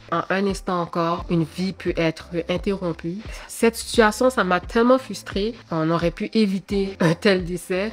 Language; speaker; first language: French; early bilingual, other home language; Haitian Creole